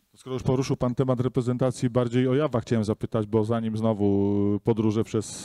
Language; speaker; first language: Polish; native; Polish